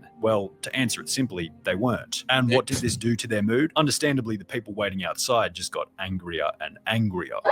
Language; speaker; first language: English; native; English